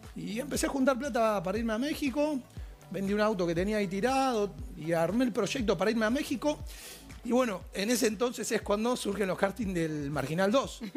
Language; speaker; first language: Spanish; native; Spanish